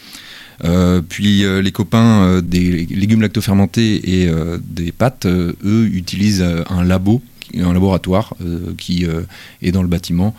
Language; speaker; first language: French; native; French